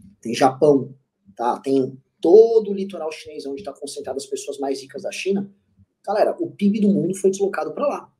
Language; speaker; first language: Portuguese; native; Portuguese